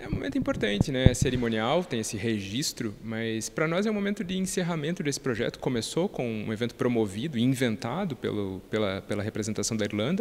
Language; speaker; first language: Portuguese; native; Portuguese